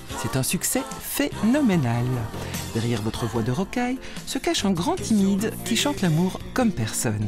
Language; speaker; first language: French; native; French